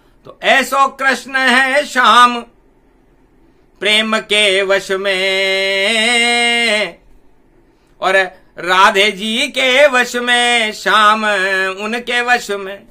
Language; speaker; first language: Hindi; native; Hindi